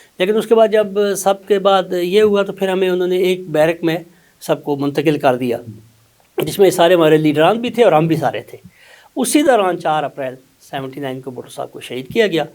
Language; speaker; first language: Urdu; non-native, local second language; Punjabi